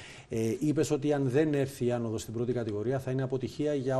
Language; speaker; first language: Greek; native; Greek